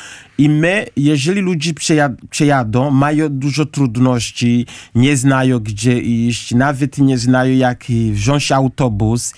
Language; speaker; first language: Polish; non-native, learner; Kinyarwanda